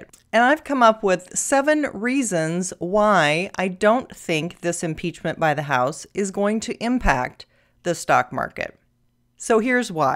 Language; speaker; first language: English; native; English